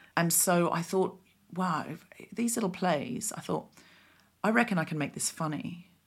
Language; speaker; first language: English; native; English